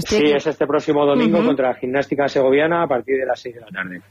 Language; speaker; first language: Spanish; native; Spanish